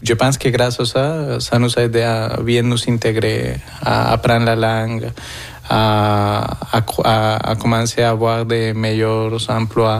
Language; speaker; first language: French; non-native, fluent; Spanish